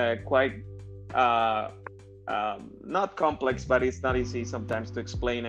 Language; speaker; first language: English; non-native, fluent; Spanish